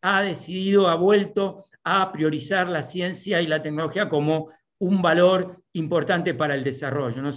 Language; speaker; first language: Spanish; native; Spanish